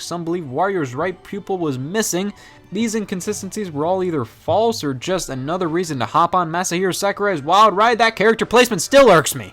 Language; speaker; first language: English; native; English